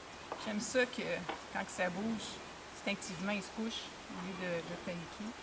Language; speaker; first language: French; native; French